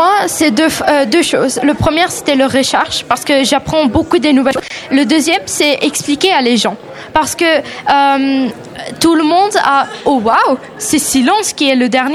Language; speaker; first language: French; non-native, learner; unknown